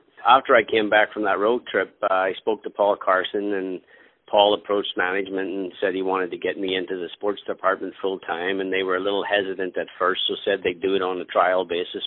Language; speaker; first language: English; native; English